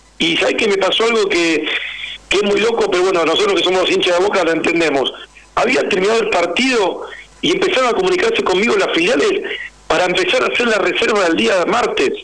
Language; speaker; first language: Spanish; native; Spanish